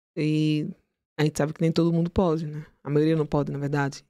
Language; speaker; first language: Portuguese; native; Portuguese